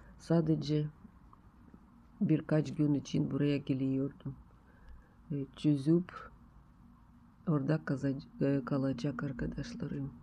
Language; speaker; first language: Turkish; non-native, learner; Russian